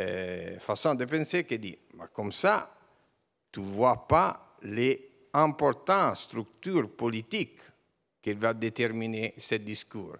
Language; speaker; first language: French; non-native, learner; Italian